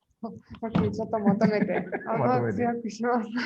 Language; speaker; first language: Japanese; non-native, fluent; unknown